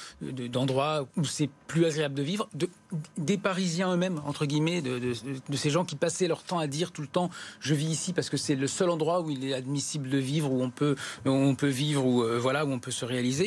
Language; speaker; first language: French; native; French